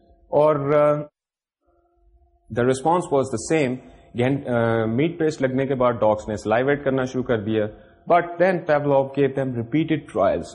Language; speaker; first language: English; non-native, local second language; Urdu